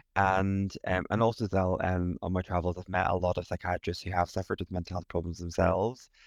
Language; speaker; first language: English; native; English